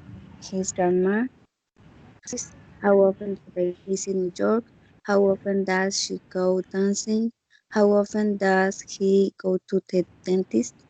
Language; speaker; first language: English; non-native, learner; Spanish